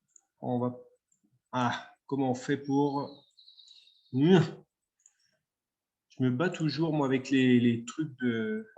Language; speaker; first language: French; native; French